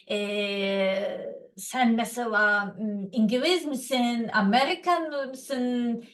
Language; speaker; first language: Turkish; non-native, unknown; Serbian